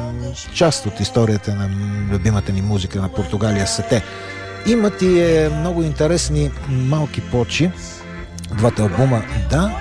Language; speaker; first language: Bulgarian; native; Bulgarian